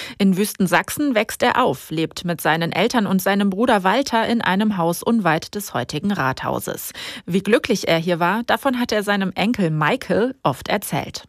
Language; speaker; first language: German; native; German